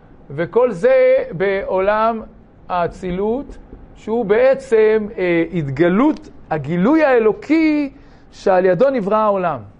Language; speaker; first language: Hebrew; native; Hebrew